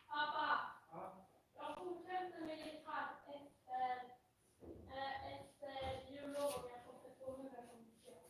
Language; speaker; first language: Swedish; early bilingual, other home language; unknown